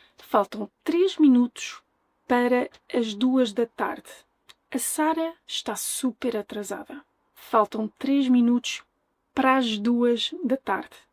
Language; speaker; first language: Portuguese; native; Portuguese